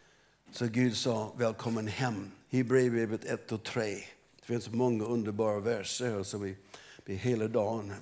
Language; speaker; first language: Swedish; non-native, fluent; English